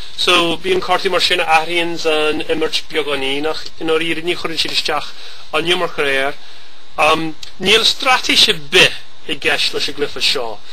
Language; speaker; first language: Irish; native; Irish